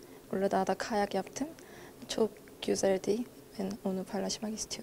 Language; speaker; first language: Turkish; non-native, learner; Korean